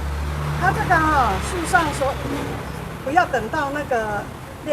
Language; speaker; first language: Chinese; native; Chinese